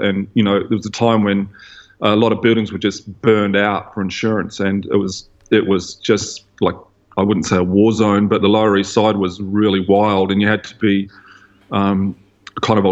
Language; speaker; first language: English; native; English